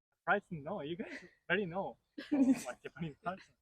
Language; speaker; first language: English; non-native, learner; Japanese